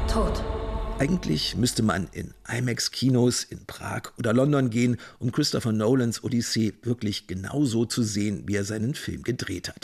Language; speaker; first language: German; native; German